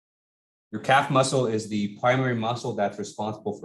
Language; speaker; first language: English; native; English